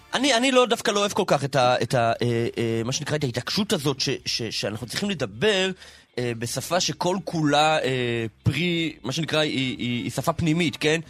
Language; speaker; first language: Hebrew; native; Hebrew